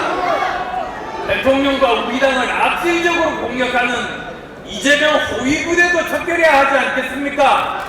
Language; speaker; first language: Korean; native; Korean